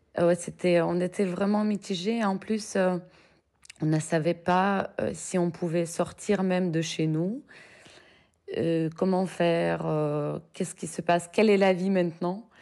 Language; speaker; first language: French; non-native, fluent; Russian